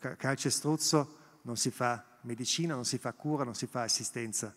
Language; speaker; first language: Italian; non-native, local second language; German